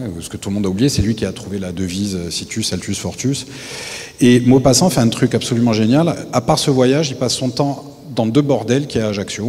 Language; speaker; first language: French; native; French